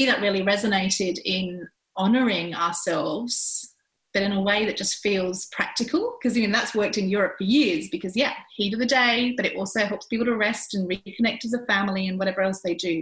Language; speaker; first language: English; native; English